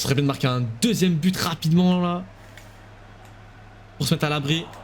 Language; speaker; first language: French; native; French